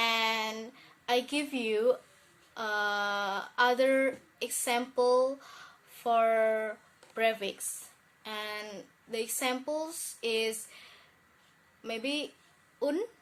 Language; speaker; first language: English; non-native, learner; Indonesian